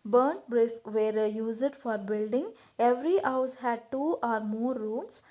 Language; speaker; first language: English; non-native, local second language; Kannada